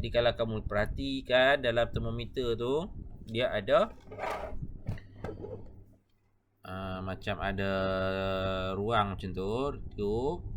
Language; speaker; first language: Malay; native; Malay